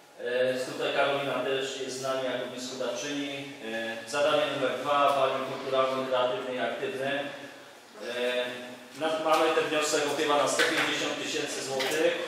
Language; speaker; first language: Polish; native; Polish